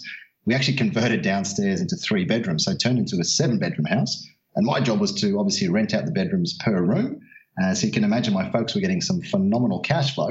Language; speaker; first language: English; native; English